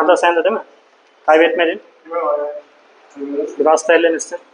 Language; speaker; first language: Turkish; non-native, fluent; Hindi